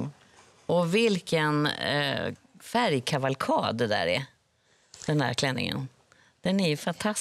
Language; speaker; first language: Swedish; native; Swedish